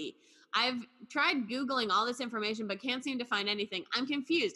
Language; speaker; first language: English; native; English